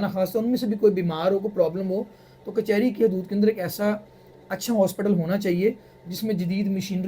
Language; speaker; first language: Urdu; native; Urdu